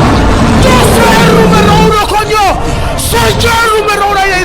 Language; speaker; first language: Spanish; non-native, learner; Haitian Creole